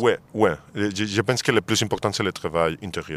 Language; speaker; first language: French; non-native, fluent; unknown